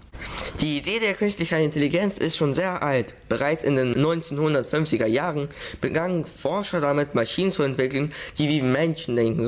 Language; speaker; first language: German; early bilingual, other home language; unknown